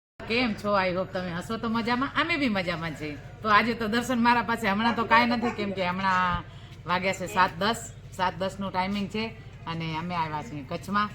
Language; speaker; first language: Gujarati; non-native, local second language; Kachhi